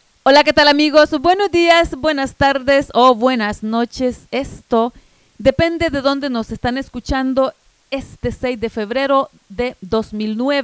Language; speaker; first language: Spanish; native; Spanish